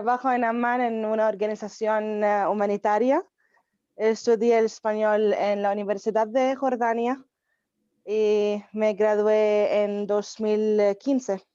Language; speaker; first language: Spanish; non-native, fluent; Arabic